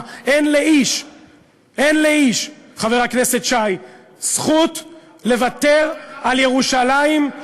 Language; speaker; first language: Hebrew; native; Hebrew